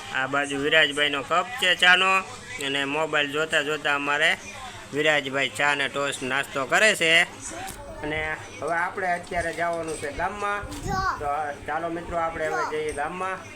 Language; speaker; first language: Gujarati; native; Gujarati